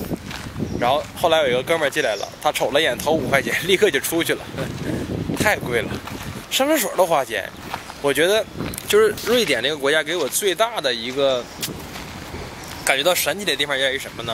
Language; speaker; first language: Chinese; native; Chinese